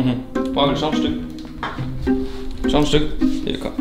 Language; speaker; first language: Chinese; non-native, fluent; German